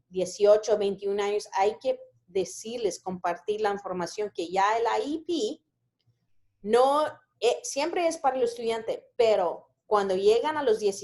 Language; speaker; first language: Spanish; early bilingual, heritage; Spanish